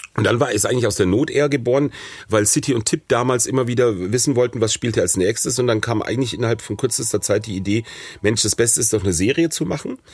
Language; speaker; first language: German; non-native, fluent; English